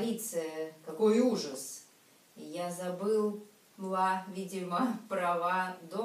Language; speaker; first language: Russian; native; Russian